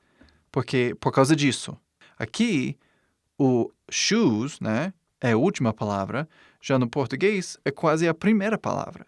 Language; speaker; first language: Portuguese; non-native, fluent; English